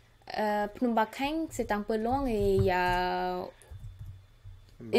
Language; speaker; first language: French; non-native, learner; Khmer